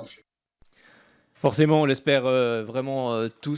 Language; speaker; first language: French; native; French